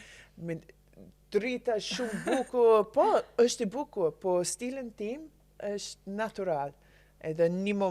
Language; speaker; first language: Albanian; non-native, learner; English